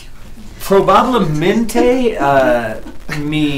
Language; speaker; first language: Spanish; non-native, learner; English